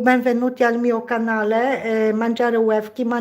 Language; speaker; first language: Italian; non-native, learner; Polish